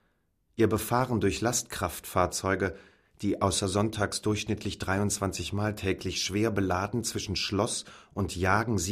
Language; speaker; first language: German; native; German